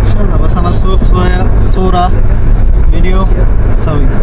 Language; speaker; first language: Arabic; non-native, learner; Bangla